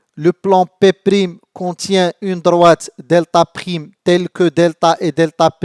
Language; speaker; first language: French; non-native, local second language; Arabic